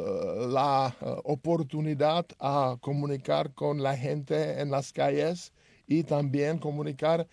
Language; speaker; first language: Spanish; non-native, learner; Czech